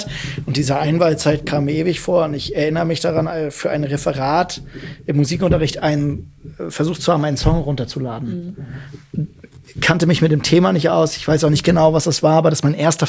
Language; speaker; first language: German; native; German